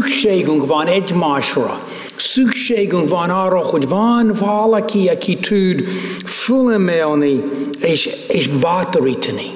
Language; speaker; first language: Hungarian; non-native, fluent; English